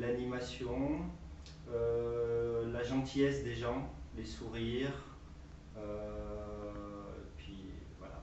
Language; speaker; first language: French; native; French